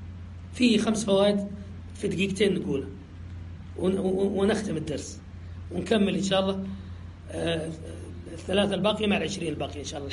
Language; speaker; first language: Arabic; native; Arabic